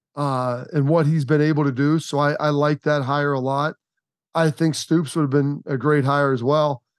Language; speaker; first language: English; native; English